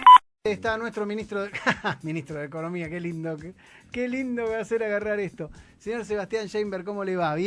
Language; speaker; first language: Spanish; native; Spanish